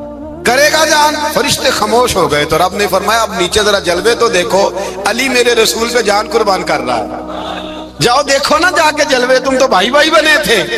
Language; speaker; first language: Urdu; native; Urdu